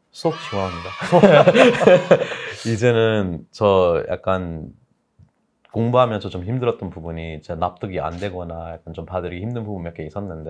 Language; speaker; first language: Korean; non-native, fluent; English